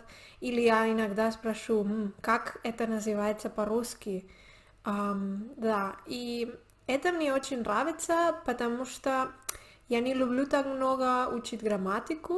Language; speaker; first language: Russian; non-native, learner; Spanish